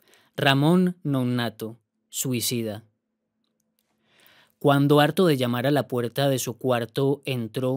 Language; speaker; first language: Spanish; native; Spanish